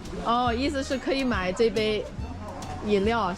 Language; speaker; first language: Chinese; non-native, fluent; English